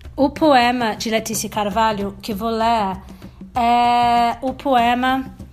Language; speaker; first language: Portuguese; non-native, fluent; English